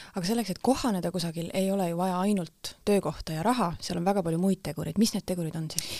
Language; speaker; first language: Estonian; native; Estonian